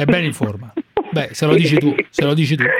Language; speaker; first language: Italian; native; Italian